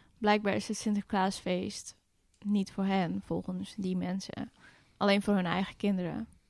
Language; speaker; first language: Dutch; early bilingual, other home language; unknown